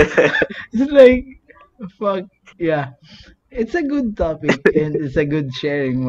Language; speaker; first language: English; non-native, learner; Filipino